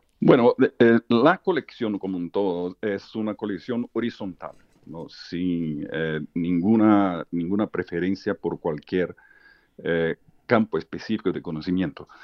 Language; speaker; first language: Spanish; early bilingual, heritage; Portuguese